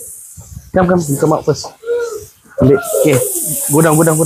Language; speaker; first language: English; non-native, local second language; Malay